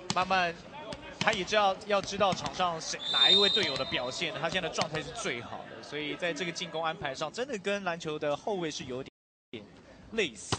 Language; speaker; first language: Chinese; native; Chinese